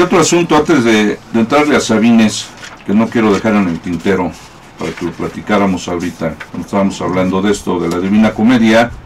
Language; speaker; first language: Spanish; native; Spanish